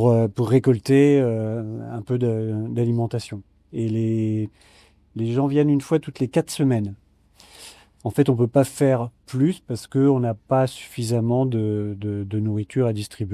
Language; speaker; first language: French; native; French